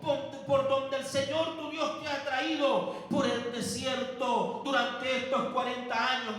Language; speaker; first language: Spanish; native; Spanish